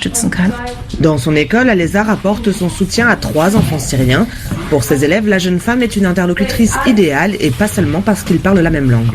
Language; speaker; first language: French; native; French